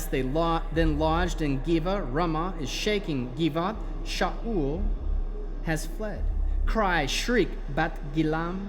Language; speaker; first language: English; native; English